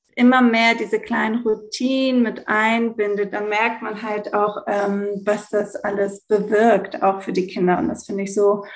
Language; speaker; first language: German; early bilingual, heritage; Greek